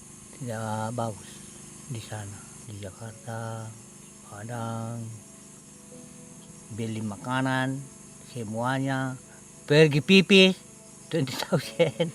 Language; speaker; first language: Indonesian; non-native, local second language; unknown